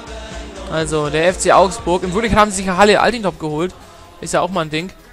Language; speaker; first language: German; native; German